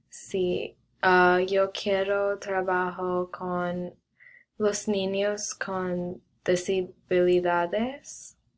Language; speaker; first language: Spanish; non-native, learner; English